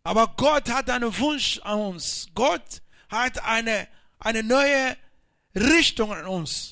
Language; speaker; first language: German; non-native, learner; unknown